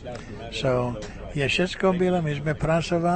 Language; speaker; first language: Czech; early bilingual, heritage; Czech